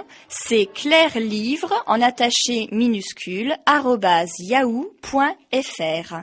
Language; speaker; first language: French; native; French